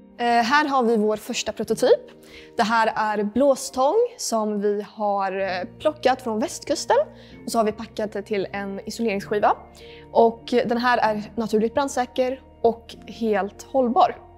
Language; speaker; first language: Swedish; early bilingual, other home language; Arabic